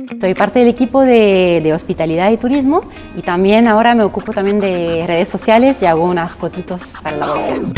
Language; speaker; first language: Spanish; non-native, fluent; French